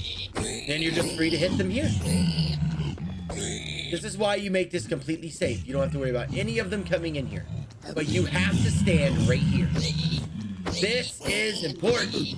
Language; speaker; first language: English; native; English